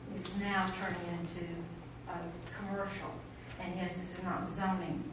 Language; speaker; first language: English; native; English